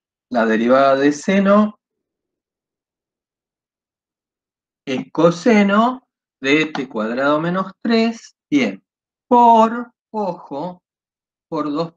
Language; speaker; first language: Spanish; native; Spanish